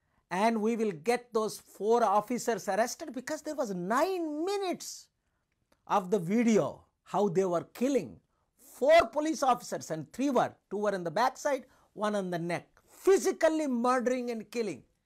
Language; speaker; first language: English; non-native, local second language; Telugu